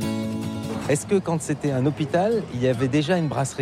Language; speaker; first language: French; native; French